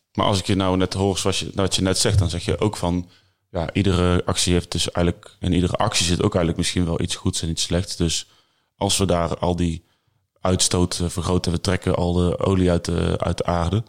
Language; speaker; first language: Dutch; native; Dutch